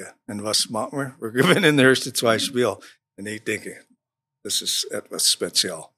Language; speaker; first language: German; non-native, learner; English